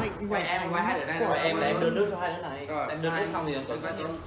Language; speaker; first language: Vietnamese; native; Vietnamese